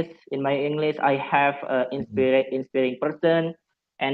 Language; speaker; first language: English; non-native, fluent; Javanese